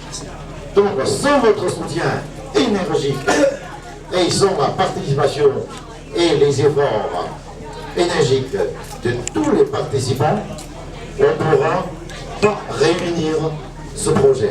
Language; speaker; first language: French; non-native, fluent; Chinese